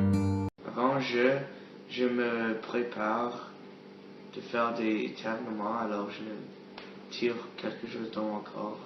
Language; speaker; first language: French; non-native, learner; English